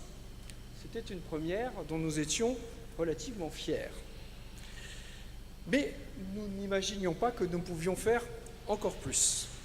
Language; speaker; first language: French; native; French